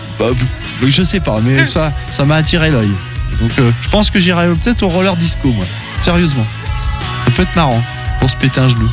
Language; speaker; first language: French; native; French